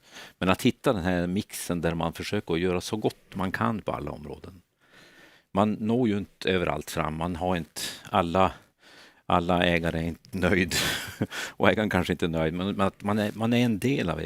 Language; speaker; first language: Swedish; native; Swedish